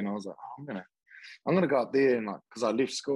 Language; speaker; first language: English; native; English